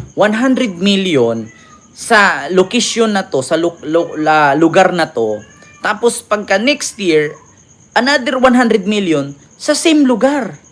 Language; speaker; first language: Filipino; native; Filipino